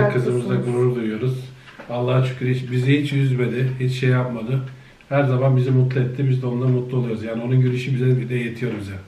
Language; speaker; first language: Turkish; native; Turkish